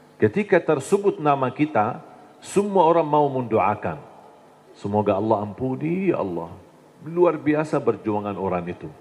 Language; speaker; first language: Indonesian; non-native, fluent; Arabic